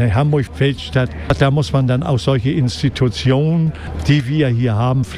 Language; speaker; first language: German; native; German